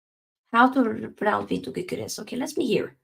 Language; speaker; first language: English; native; English